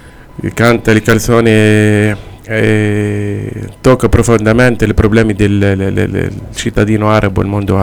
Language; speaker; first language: Italian; non-native, learner; Arabic